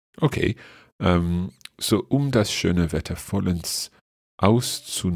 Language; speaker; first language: German; non-native, fluent; English